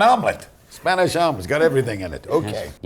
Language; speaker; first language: English; native; English